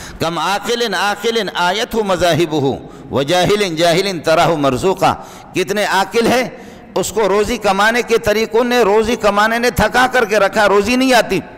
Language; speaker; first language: Urdu; non-native, local second language; Brahui